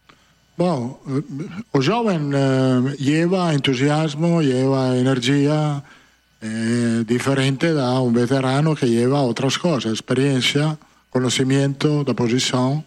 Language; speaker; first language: Portuguese; non-native, fluent; Italian